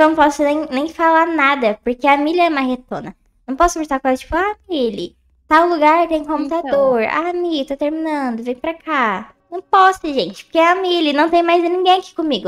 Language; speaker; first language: Portuguese; native; Portuguese